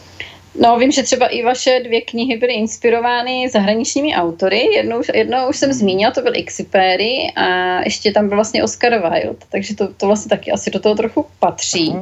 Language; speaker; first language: Czech; native; Czech